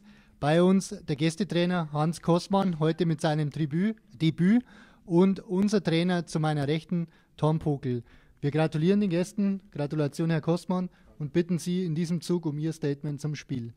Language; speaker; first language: German; native; German